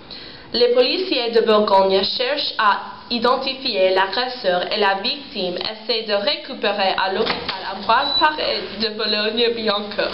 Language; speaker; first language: French; non-native, learner; English